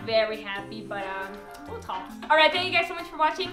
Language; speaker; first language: English; non-native, fluent; Dutch